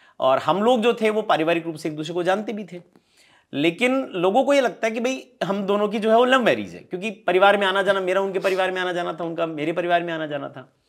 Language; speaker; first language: Hindi; native; Hindi